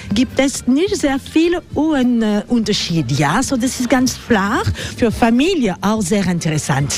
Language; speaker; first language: German; non-native, learner; French